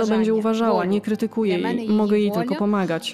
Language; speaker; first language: Ukrainian; native; Ukrainian